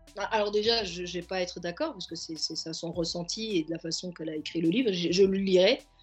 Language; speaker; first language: French; early bilingual, other home language; Arabic